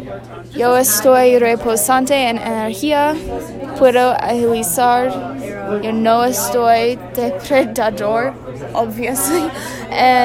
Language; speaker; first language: Spanish; non-native, learner; English